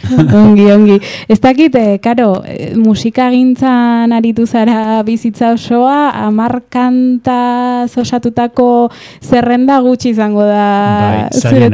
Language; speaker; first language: Basque; native; Basque